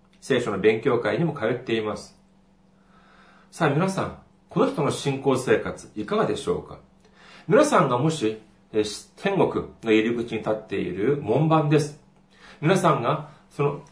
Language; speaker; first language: Japanese; non-native, fluent; Korean